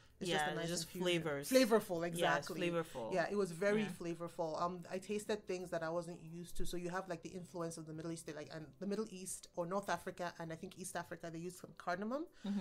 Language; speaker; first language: English; non-native, local second language; Igbo